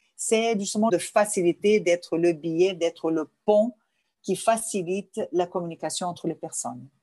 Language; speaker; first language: French; non-native, fluent; Portuguese